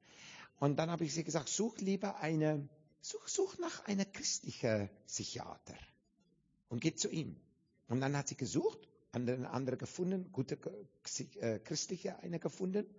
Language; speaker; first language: German; non-native, fluent; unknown